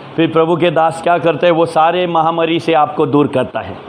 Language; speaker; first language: Hindi; non-native, local second language; Marathi